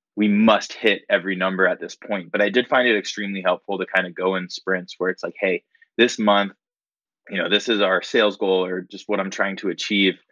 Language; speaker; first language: English; native; English